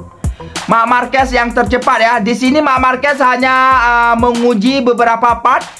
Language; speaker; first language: Indonesian; native; Indonesian